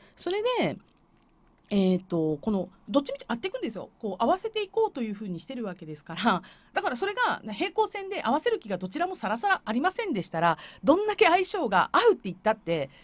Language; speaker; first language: Japanese; native; Japanese